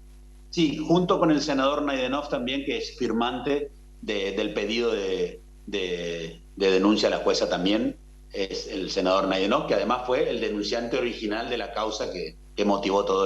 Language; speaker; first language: Spanish; native; Spanish